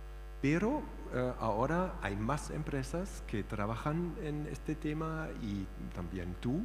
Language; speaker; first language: Spanish; non-native, fluent; German